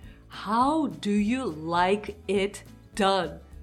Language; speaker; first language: English; non-native, fluent; Japanese